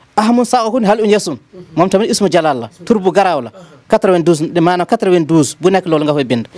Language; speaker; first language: Wolof; non-native, local second language; Fula